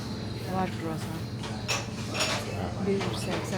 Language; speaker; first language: Turkish; non-native, learner; Russian